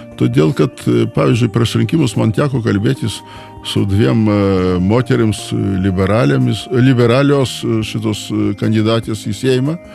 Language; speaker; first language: Lithuanian; non-native, local second language; Polish